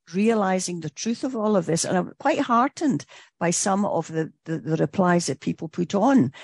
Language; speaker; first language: English; native; English